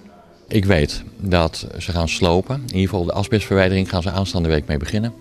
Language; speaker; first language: Dutch; native; Dutch